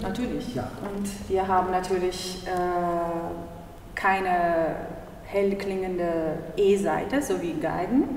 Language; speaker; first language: German; non-native, fluent; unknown